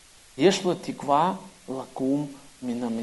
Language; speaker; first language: Hebrew; non-native, fluent; Russian